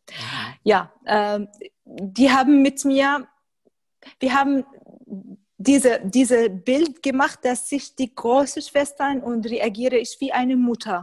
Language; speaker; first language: German; non-native, fluent; Arabic